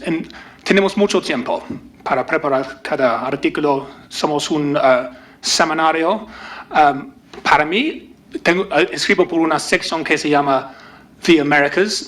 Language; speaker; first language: Spanish; non-native, learner; English